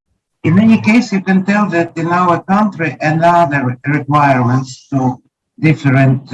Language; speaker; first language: English; non-native, learner; Ukrainian